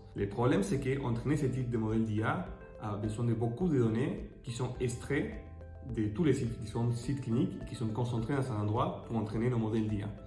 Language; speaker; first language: French; non-native, fluent; Spanish